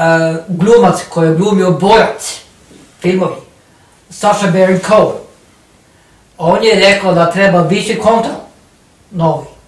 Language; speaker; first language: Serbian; non-native, learner; Norwegian